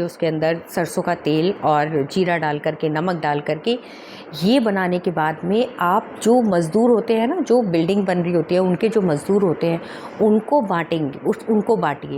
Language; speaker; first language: Hindi; native; Hindi